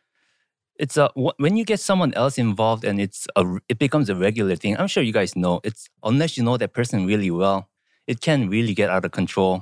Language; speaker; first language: English; non-native, fluent; Korean